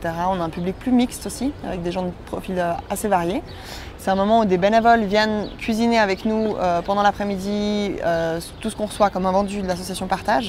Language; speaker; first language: French; native; French